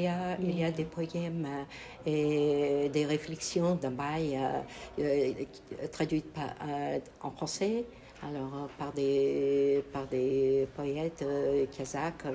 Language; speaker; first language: French; non-native, fluent; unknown